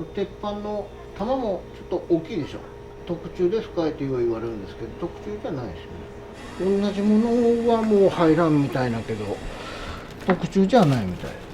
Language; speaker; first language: Japanese; native; Japanese